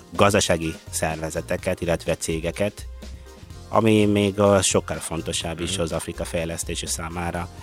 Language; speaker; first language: Hungarian; non-native, fluent; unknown